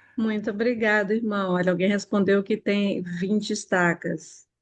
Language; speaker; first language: Portuguese; native; Portuguese